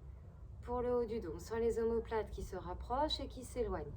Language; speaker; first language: French; native; French